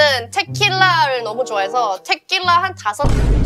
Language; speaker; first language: Korean; non-native, fluent; Thai